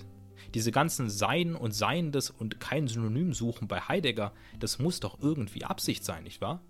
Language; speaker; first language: German; native; German